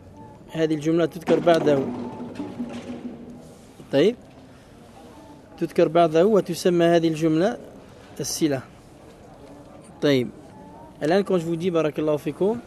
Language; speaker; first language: Arabic; non-native, fluent; French